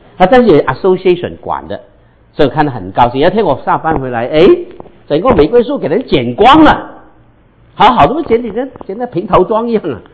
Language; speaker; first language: Chinese; non-native, local second language; Cantonese